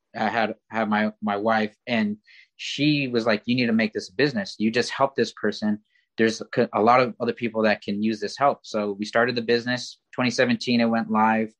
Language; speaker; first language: English; native; English